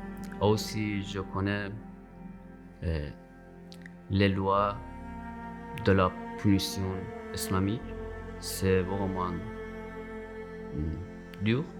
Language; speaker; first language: French; non-native, learner; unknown